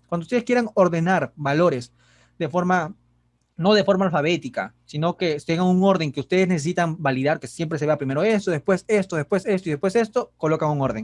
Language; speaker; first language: Spanish; native; Spanish